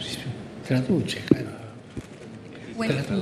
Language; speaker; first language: Italian; non-native, fluent; Spanish